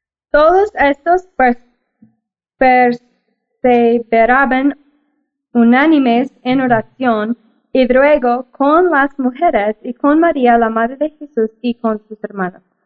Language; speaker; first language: Spanish; non-native, fluent; English